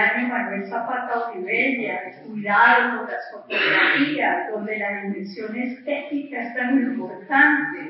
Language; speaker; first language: Spanish; native; Spanish